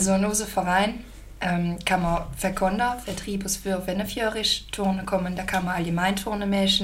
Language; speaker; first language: German; native; German